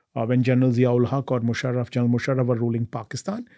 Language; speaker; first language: English; non-native, local second language; Hindi